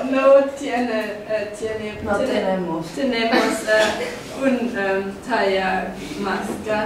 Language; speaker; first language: Spanish; non-native, learner; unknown